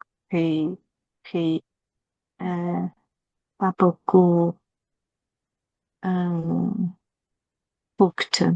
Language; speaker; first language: French; non-native, learner; Chinese